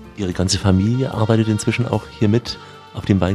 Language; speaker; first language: German; native; German